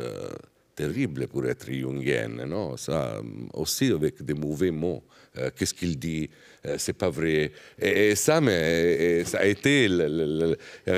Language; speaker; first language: French; non-native, fluent; Italian